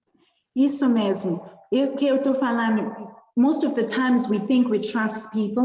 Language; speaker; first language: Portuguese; non-native, learner; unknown